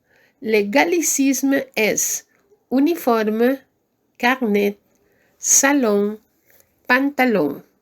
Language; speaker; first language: French; non-native, fluent; Spanish